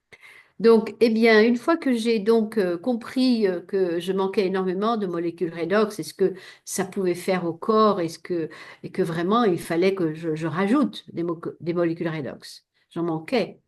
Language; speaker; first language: French; native; French